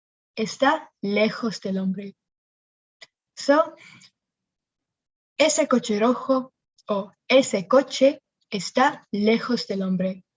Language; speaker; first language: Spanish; non-native, fluent; English